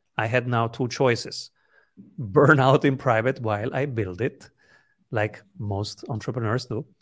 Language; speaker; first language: English; non-native, fluent; Italian